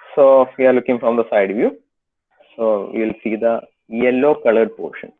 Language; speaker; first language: English; non-native, local second language; Malayalam